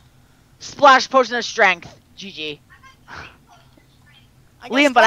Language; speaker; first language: English; native; English